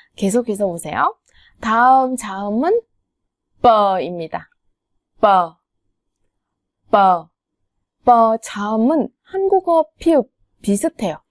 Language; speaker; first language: Korean; non-native, fluent; Vietnamese